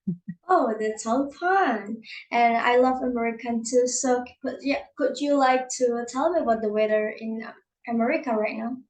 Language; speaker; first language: English; non-native, learner; Indonesian